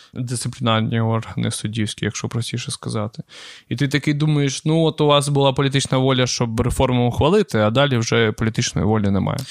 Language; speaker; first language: Ukrainian; non-native, local second language; Russian